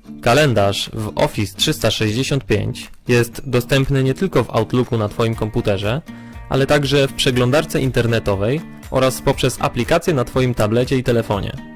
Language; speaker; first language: Polish; native; Polish